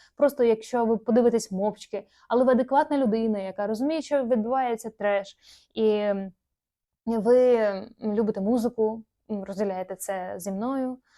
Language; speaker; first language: Ukrainian; non-native, local second language; Russian